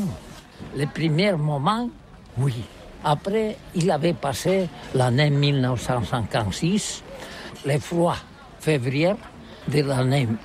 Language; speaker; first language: French; non-native, learner; Catalan